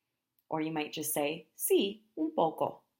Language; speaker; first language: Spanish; non-native, fluent; English